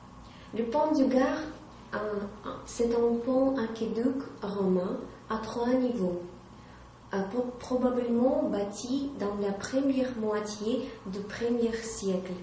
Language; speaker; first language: French; non-native, learner; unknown